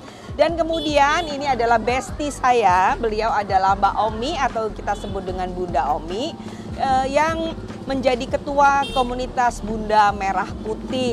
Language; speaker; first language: Indonesian; native; Indonesian